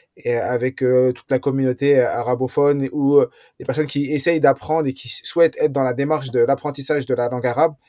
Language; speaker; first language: French; early bilingual, other home language; Riffian